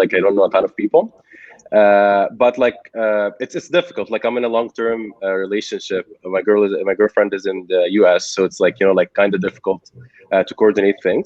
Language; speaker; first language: English; non-native, local second language; Arabic